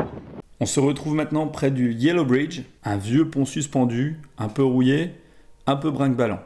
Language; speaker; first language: French; native; French